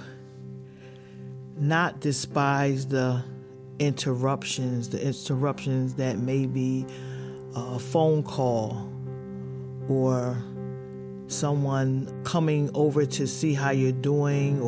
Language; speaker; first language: English; native; English